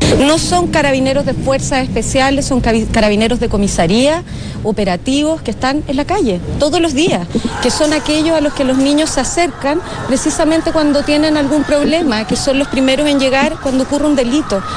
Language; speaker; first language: Spanish; native; Spanish